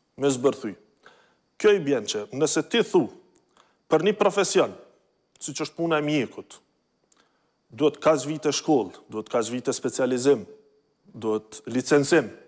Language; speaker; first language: Albanian; native; Albanian